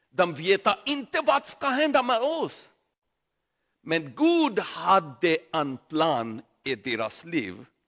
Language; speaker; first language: Swedish; non-native, learner; Urdu